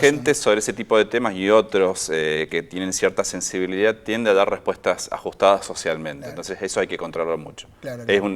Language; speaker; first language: Spanish; native; Spanish